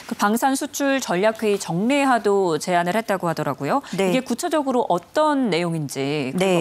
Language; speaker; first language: Korean; native; Korean